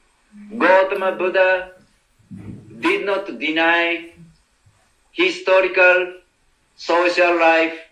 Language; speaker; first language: English; non-native, learner; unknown